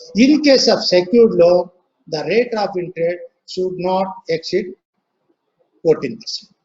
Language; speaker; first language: English; non-native, local second language; Kannada